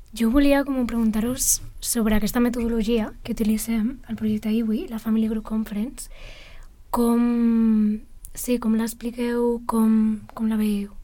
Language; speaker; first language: Catalan; non-native, local second language; Spanish